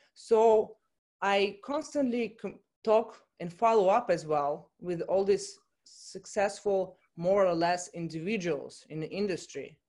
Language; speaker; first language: English; non-native, fluent; Russian